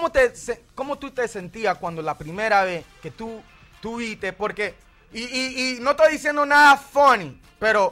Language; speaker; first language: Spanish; early bilingual, heritage; Spanish